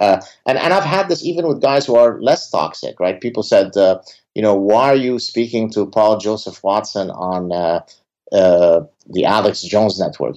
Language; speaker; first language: English; early bilingual, other home language; Arabic